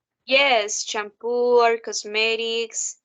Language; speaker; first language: English; non-native, learner; Spanish